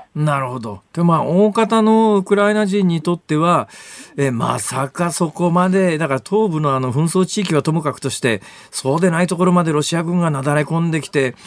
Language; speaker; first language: Japanese; native; Japanese